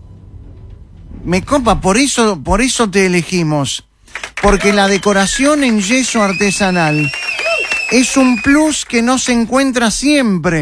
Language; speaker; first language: Spanish; native; Spanish